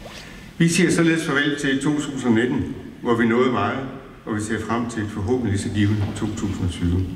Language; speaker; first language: Danish; native; Danish